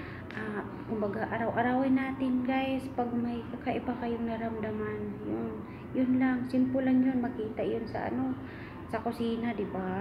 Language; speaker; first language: Filipino; non-native, local second language; Cebuano